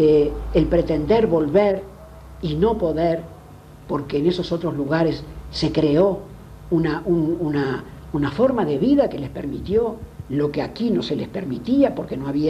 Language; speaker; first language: Spanish; native; Spanish